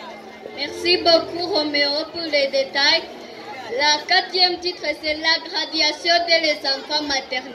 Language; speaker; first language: French; non-native, learner; Kinyarwanda